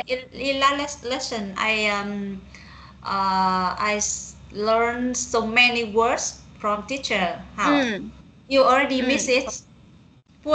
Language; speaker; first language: English; non-native, learner; Vietnamese